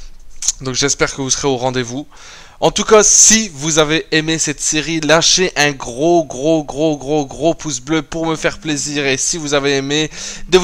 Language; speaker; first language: French; native; French